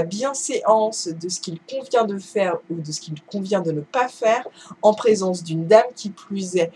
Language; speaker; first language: French; native; French